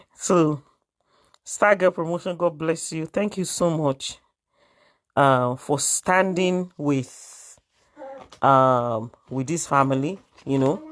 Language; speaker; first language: English; non-native, local second language; Yoruba